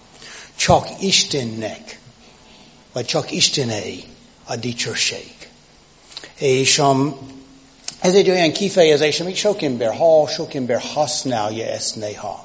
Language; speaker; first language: Hungarian; non-native, fluent; English